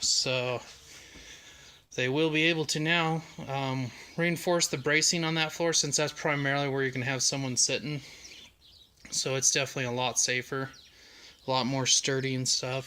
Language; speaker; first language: English; native; English